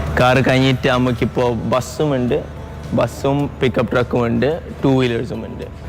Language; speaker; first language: Malayalam; early bilingual, heritage; Malayalam